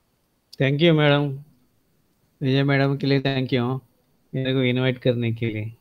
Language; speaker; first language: Hindi; non-native, local second language; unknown